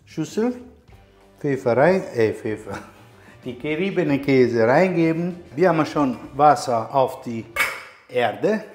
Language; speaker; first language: German; non-native, fluent; Italian